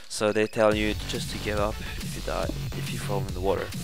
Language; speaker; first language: English; non-native, fluent; Swedish